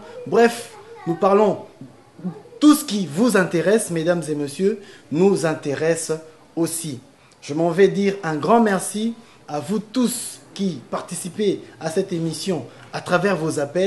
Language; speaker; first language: French; non-native, local second language; Lingala